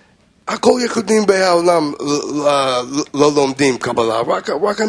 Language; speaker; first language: Hebrew; non-native, learner; English